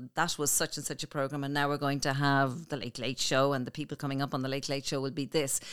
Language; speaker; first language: English; native; English